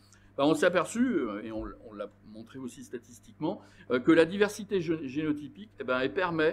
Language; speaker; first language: French; native; French